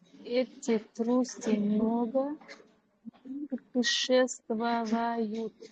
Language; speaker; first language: Russian; non-native, learner; Uzbek